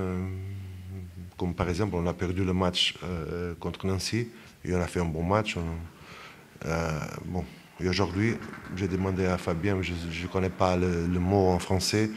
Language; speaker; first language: French; non-native, fluent; Portuguese